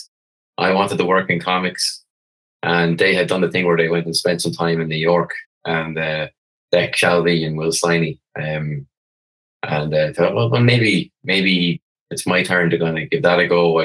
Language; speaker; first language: English; native; English